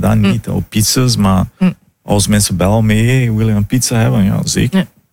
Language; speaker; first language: Dutch; non-native, fluent; Portuguese